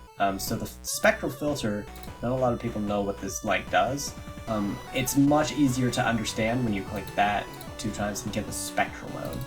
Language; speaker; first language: English; native; English